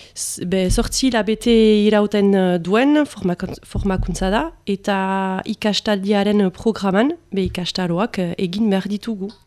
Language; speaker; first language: Basque; non-native, local second language; French